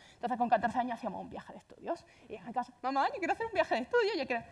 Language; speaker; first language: Spanish; native; Spanish